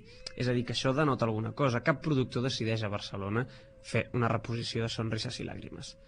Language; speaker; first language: Catalan; native; Catalan